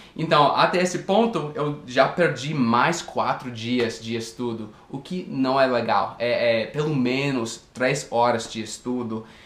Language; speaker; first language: Portuguese; non-native, fluent; English